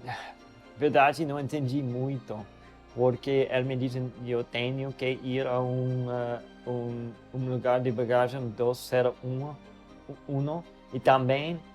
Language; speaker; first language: Portuguese; non-native, learner; English